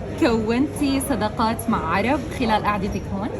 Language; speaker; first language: Arabic; native; Arabic